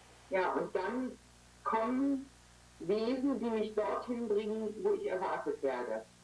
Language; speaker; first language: German; native; German